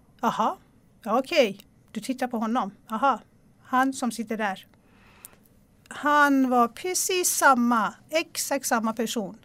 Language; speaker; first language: Swedish; non-native, fluent; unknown